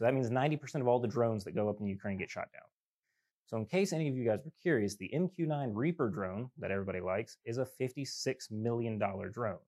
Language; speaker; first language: English; native; English